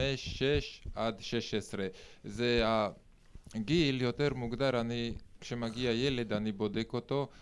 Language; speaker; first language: Hebrew; non-native, fluent; Russian